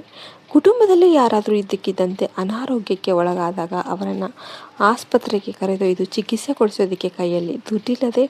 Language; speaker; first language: Kannada; native; Kannada